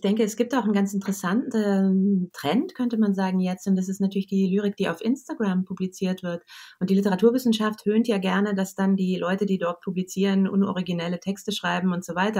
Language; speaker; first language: German; native; German